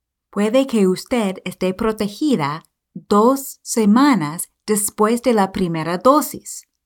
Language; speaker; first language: Spanish; non-native, fluent; English